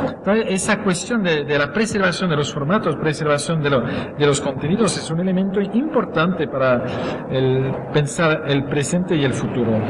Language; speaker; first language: Spanish; non-native, fluent; French